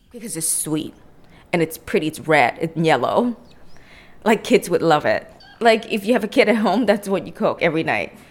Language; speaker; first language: English; non-native, local second language; Cantonese